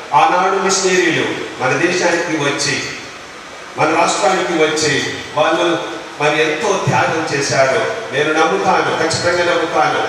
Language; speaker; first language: Telugu; non-native, local second language; Lambadi